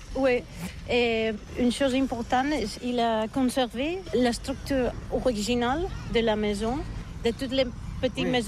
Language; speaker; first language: French; non-native, learner; Catalan